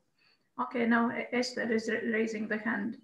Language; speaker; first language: English; non-native, fluent; Croatian